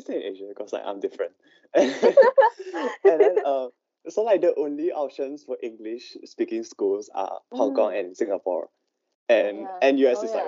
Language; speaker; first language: English; non-native, local second language; Cantonese